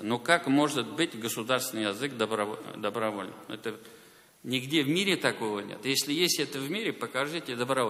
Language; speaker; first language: Russian; native; Russian